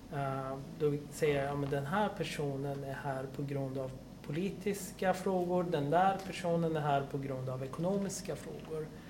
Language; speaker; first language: Swedish; non-native, fluent; Persian